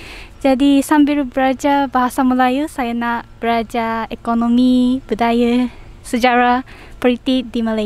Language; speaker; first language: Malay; non-native, fluent; Japanese